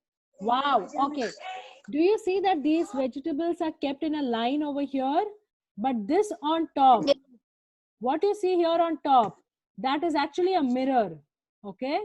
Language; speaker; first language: English; non-native, local second language; Hindi